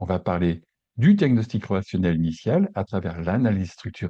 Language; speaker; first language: French; native; French